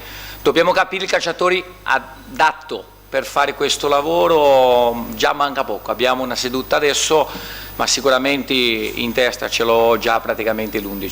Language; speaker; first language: Italian; non-native, fluent; Portuguese